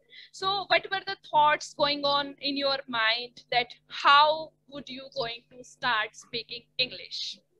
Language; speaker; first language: English; non-native, learner; Hindi